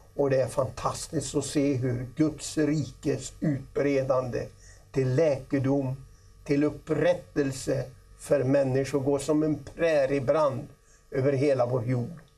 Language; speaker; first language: Swedish; native; Swedish